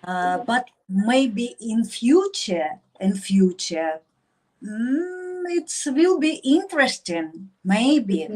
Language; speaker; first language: English; non-native, learner; Russian